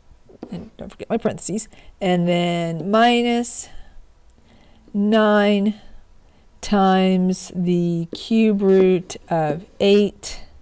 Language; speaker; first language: English; native; English